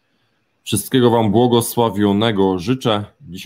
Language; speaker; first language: Polish; native; Polish